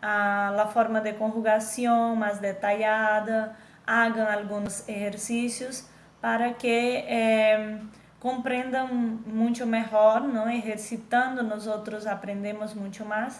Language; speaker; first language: Spanish; non-native, fluent; Portuguese